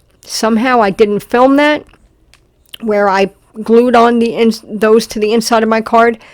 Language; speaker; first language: English; native; English